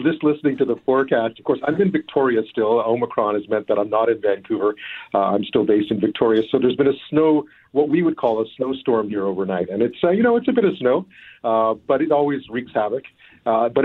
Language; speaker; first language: English; native; English